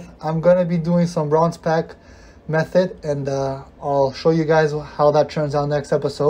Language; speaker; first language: English; native; English